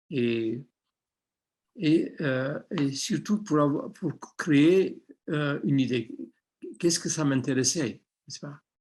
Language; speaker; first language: French; non-native, fluent; Armenian